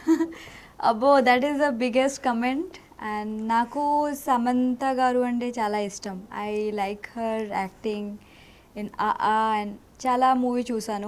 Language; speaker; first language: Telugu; non-native, local second language; Odia